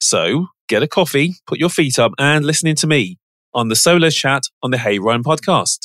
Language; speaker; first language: English; native; English